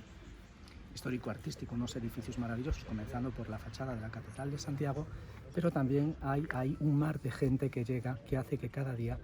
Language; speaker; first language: Spanish; native; Spanish